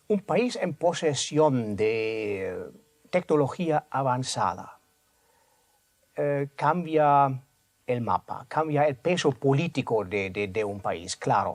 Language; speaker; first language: Spanish; non-native, fluent; German